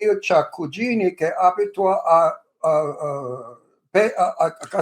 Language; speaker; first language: Italian; early bilingual, heritage; English